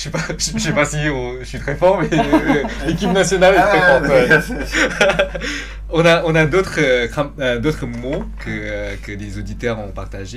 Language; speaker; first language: French; non-native, fluent; Lao